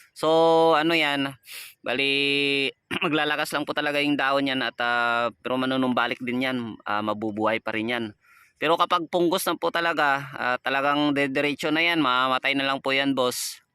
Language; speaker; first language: Filipino; non-native, local second language; Kinaray-a